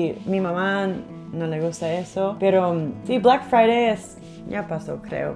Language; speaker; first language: Spanish; non-native, learner; English